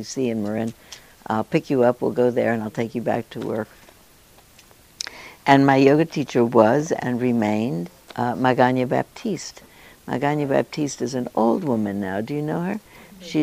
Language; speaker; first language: English; early bilingual, other home language; Yiddish